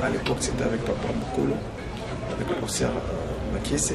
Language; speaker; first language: French; non-native, local second language; Kongo